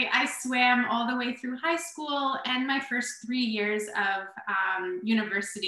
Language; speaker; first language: English; native; English